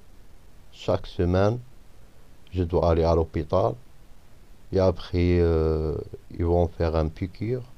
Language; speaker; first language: French; non-native, fluent; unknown